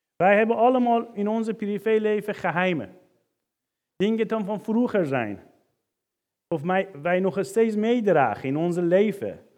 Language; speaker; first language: Dutch; non-native, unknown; Persian